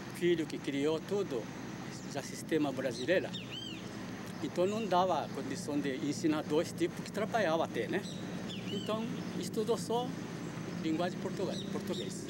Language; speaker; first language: Portuguese; early bilingual, other home language; Japanese